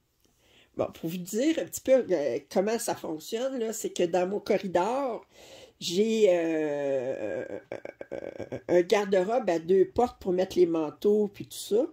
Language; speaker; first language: French; native; French